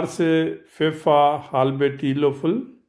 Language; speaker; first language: German; non-native, learner; Urdu